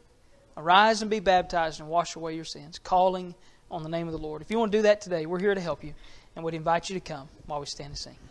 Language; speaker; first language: English; native; English